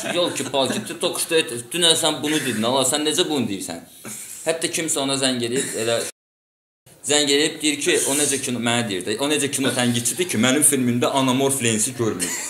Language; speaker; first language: Azerbaijani; non-native, local second language; Russian